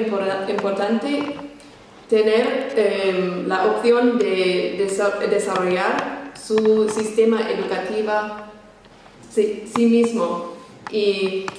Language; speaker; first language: Spanish; non-native, fluent; English